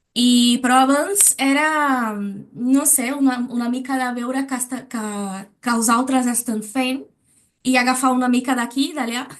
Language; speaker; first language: Catalan; non-native, learner; Portuguese